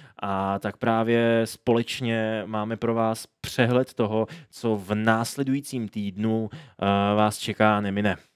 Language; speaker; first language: Czech; native; Czech